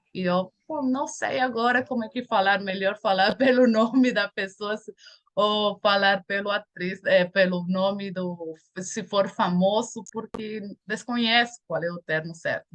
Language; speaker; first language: Portuguese; non-native, fluent; Spanish